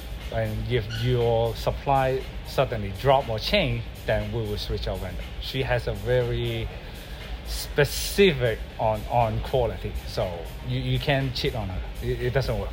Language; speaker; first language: English; non-native, local second language; Cantonese